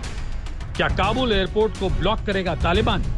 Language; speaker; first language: Hindi; native; Hindi